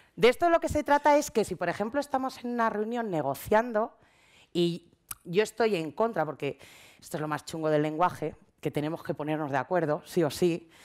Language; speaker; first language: Spanish; native; Spanish